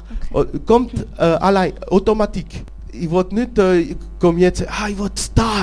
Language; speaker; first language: German; non-native, local second language; French